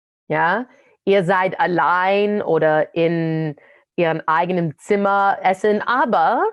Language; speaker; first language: German; non-native, fluent; English